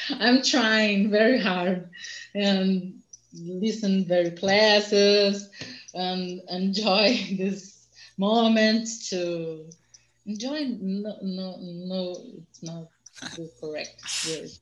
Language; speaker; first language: English; non-native, learner; Portuguese